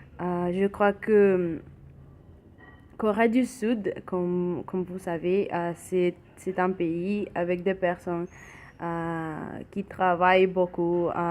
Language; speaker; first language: French; non-native, learner; Spanish